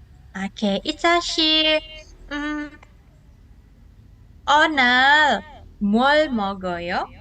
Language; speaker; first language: Korean; non-native, fluent; Indonesian